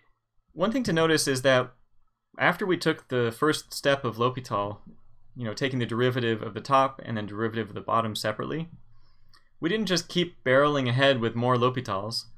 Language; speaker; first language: English; native; English